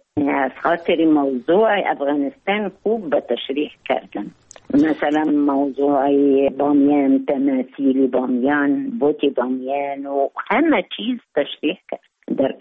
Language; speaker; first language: Persian; non-native, learner; Arabic